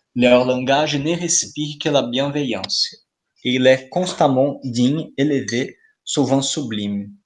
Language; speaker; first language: French; non-native, fluent; Portuguese